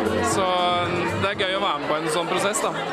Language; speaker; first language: Norwegian; native; Norwegian